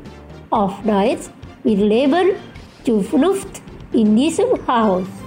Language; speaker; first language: German; non-native, fluent; Indonesian